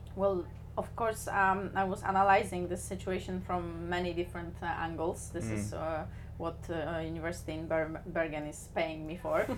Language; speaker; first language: English; non-native, fluent; Polish